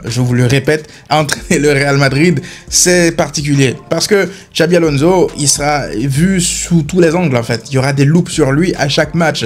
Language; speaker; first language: French; native; French